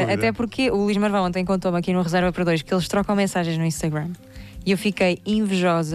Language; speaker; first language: Portuguese; native; Portuguese